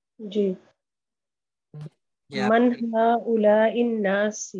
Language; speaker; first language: Arabic; non-native, learner; Urdu